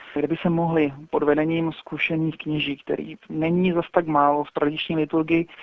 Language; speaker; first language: Czech; native; Czech